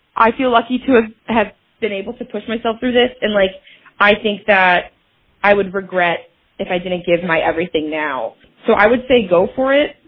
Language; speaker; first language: English; native; English